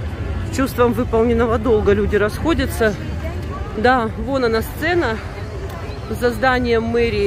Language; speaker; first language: Russian; native; Russian